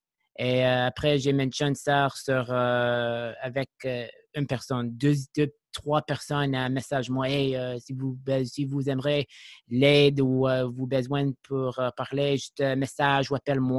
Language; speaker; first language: French; non-native, learner; English